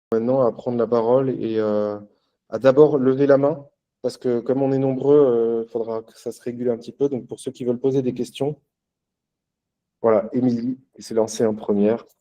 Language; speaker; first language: French; native; French